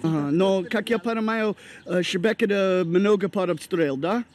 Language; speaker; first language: Russian; non-native, learner; English